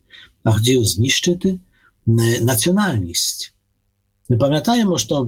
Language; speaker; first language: Polish; non-native, fluent; Ukrainian